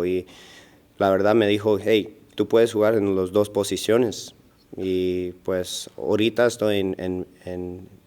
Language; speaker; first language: Spanish; early bilingual, heritage; Spanish